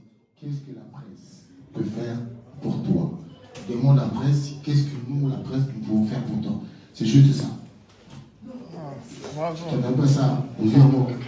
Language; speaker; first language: French; non-native, local second language; Lingala